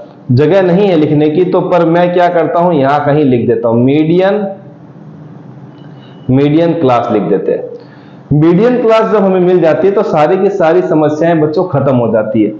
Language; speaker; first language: Hindi; native; Hindi